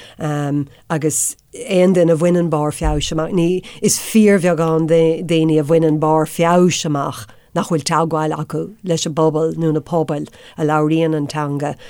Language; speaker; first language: Irish; non-native, local second language; English